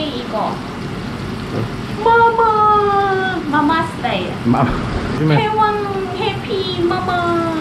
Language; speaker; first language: Korean; non-native, learner; Thai